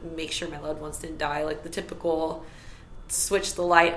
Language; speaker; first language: English; native; English